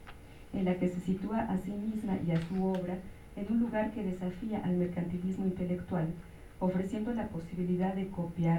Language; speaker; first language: Spanish; native; Spanish